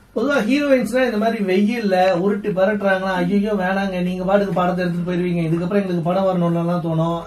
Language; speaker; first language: Tamil; native; Tamil